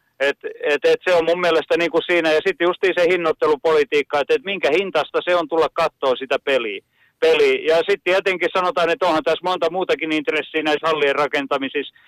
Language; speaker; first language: Finnish; native; Finnish